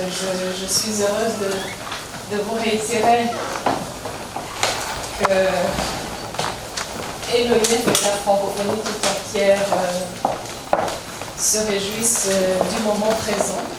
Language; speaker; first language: French; non-native, local second language; Kinyarwanda